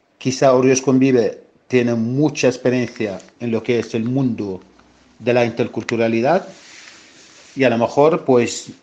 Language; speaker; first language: Spanish; non-native, fluent; Arabic